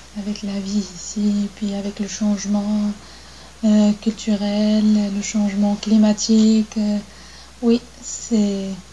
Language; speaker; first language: French; non-native, local second language; Arabic